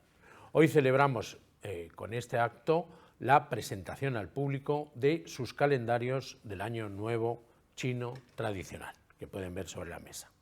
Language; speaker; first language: Spanish; native; Spanish